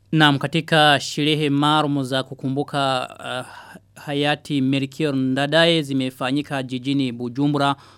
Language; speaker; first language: Swahili; non-native, local second language; Rundi